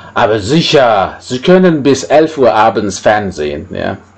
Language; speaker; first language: German; non-native, fluent; Indonesian